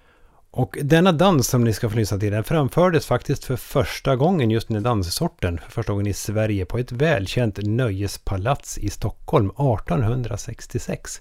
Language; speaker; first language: Swedish; native; Swedish